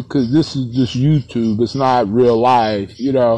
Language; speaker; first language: English; native; English